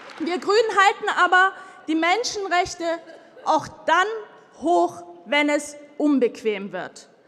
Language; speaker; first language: German; early bilingual, other home language; Turkish